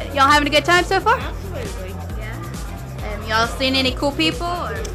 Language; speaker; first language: English; native; English